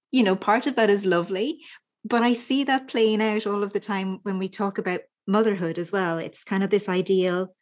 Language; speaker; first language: English; native; English